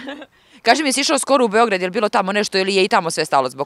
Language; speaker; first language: Serbian; native; Serbian